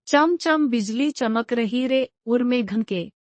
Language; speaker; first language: Hindi; non-native, local second language; Telugu